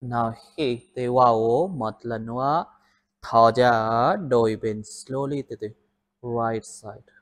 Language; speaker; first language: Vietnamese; non-native, learner; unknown